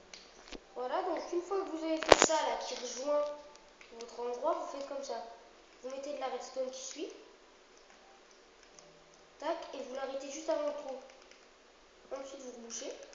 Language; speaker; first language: French; native; French